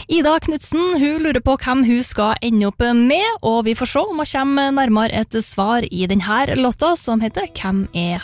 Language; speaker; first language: Norwegian; native; Norwegian